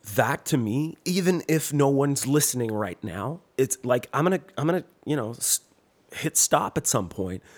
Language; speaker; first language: English; non-native, fluent; French